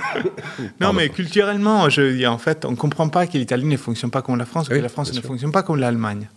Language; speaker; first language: French; non-native, fluent; Spanish